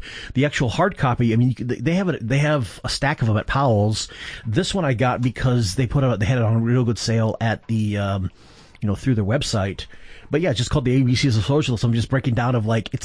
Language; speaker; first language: English; native; English